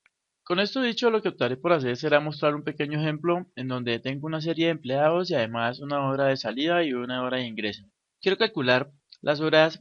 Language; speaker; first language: Spanish; native; Spanish